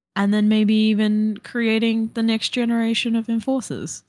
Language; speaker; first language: English; native; English